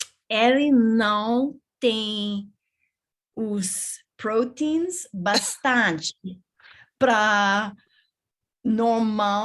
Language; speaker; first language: Portuguese; non-native, learner; English